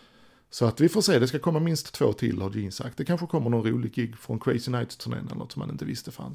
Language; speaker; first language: Swedish; native; Swedish